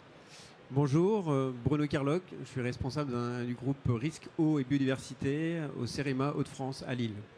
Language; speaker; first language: French; native; French